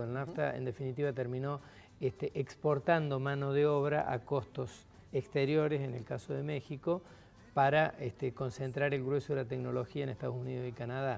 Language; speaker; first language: Spanish; native; Spanish